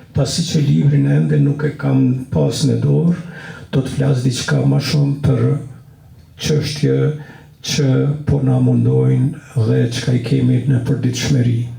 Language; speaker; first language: Albanian; native; Albanian